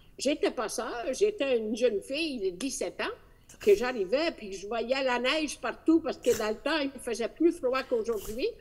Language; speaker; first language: French; non-native, fluent; Italian